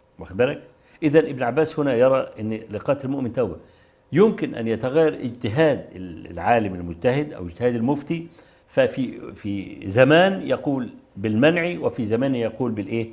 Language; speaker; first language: Arabic; native; Arabic